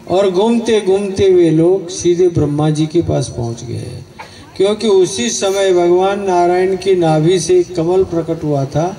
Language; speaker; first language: Hindi; non-native, local second language; Gujarati